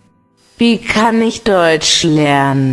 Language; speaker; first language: German; non-native, learner; Vietnamese